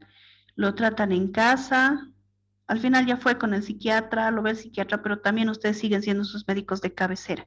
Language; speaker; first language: Spanish; native; Spanish